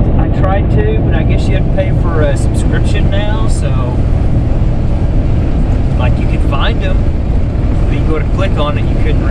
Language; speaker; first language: English; native; English